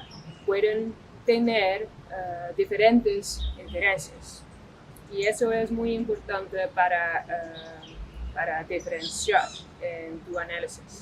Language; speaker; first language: Spanish; non-native, fluent; Dutch